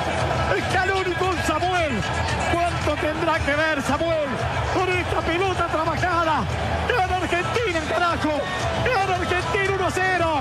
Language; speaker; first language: Spanish; native; Spanish